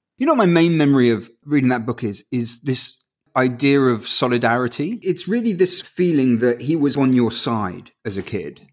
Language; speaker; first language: English; early bilingual, other home language; Spanish